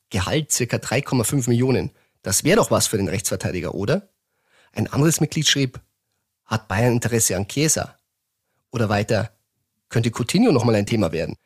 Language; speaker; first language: German; native; German